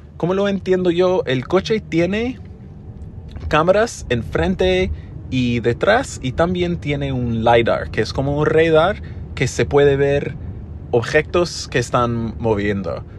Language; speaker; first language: Spanish; non-native, fluent; English